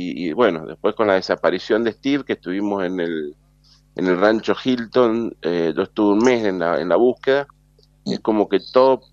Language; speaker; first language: Spanish; native; Spanish